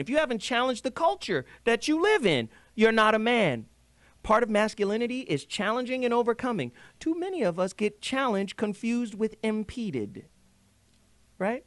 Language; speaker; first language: English; native; English